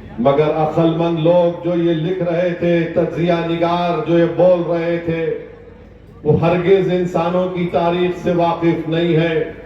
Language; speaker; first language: Urdu; native; Urdu